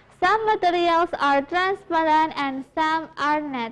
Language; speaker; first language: English; non-native, fluent; Indonesian